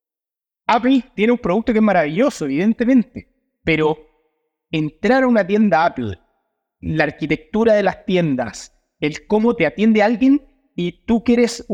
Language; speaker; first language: Spanish; native; Spanish